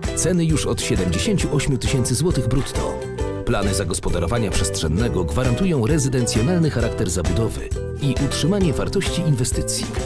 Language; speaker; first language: Polish; native; Polish